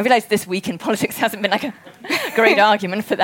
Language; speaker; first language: English; native; English